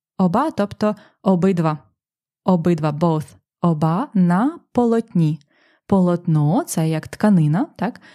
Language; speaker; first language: Ukrainian; native; Ukrainian